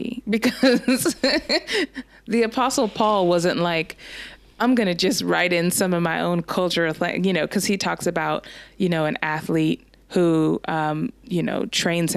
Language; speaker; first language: English; native; English